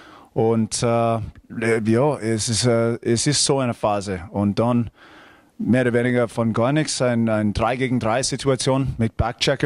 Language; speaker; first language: German; non-native, fluent; English